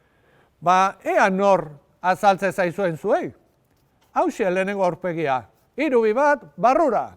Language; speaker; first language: Basque; native; Basque